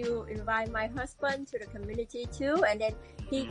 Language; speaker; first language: English; non-native, learner; Vietnamese